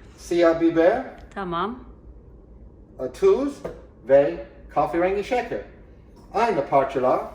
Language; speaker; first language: Turkish; non-native, learner; English